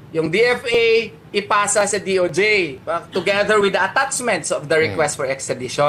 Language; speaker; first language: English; non-native, local second language; Filipino